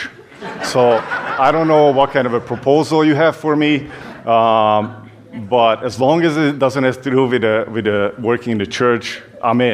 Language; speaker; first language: English; non-native, fluent; Hungarian